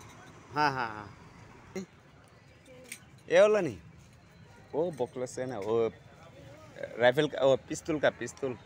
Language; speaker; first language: Hindi; non-native, learner; Bangla